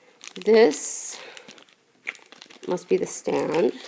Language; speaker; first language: English; native; English